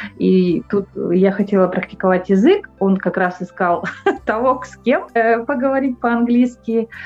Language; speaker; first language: Russian; non-native, local second language; Yakut